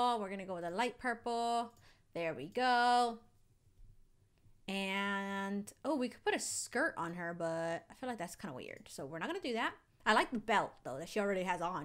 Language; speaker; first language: English; native; English